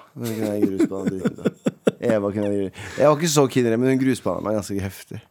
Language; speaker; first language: Norwegian; early bilingual, other home language; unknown